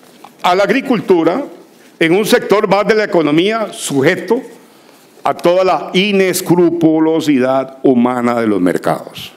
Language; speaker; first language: Spanish; native; Spanish